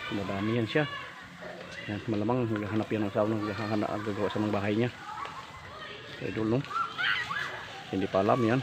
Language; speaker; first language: Filipino; native; Filipino